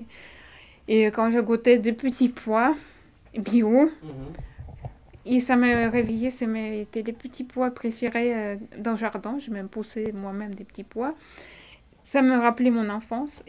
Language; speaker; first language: French; non-native, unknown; Russian